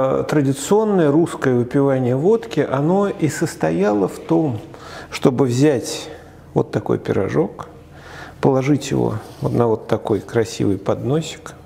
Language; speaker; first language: Russian; native; Russian